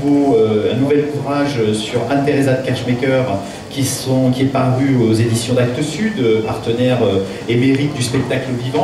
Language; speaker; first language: French; native; French